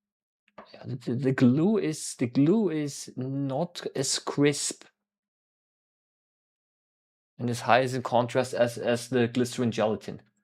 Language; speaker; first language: English; non-native, fluent; German